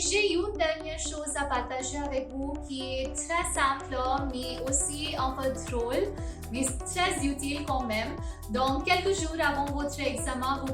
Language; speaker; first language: French; non-native, fluent; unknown